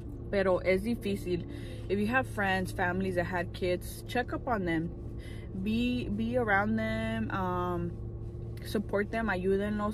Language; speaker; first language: English; early bilingual, other home language; Spanish